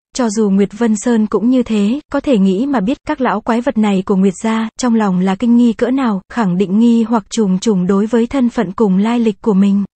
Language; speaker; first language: Vietnamese; native; Vietnamese